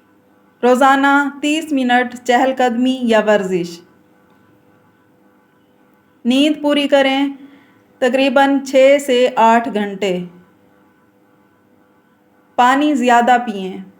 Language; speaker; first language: Urdu; native; Urdu